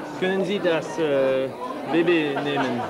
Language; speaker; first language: German; non-native, learner; French